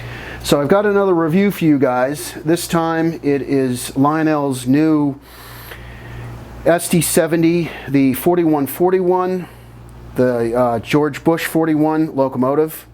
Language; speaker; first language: English; native; English